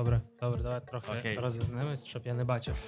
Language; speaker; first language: Ukrainian; non-native, local second language; Russian